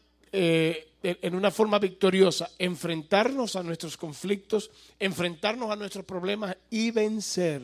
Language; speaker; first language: Spanish; native; Spanish